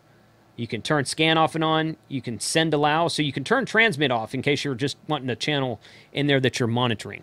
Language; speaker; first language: English; native; English